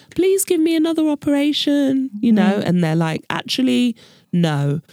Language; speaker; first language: English; native; English